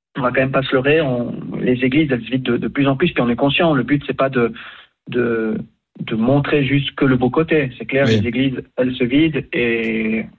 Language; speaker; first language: French; native; French